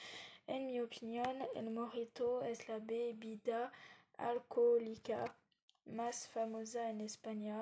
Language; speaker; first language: Spanish; non-native, learner; French